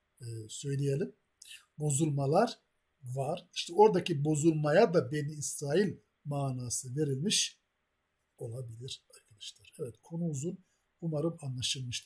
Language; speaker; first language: Turkish; native; Turkish